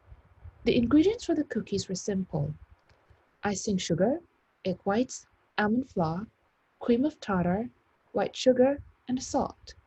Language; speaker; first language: English; non-native, fluent; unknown